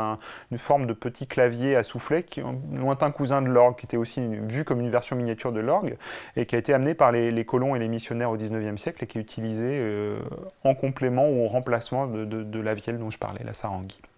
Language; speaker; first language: French; native; French